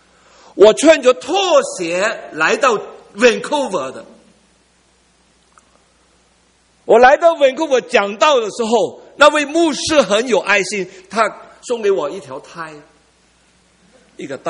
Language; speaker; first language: Chinese; early bilingual, heritage; Cantonese